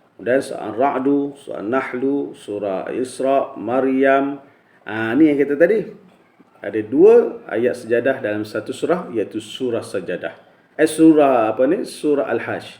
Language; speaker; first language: Malay; native; Malay